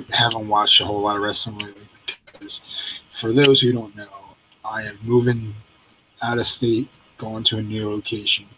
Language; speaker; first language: English; native; English